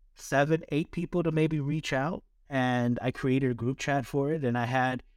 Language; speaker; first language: English; native; English